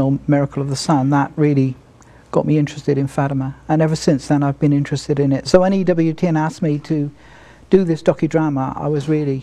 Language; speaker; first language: English; native; English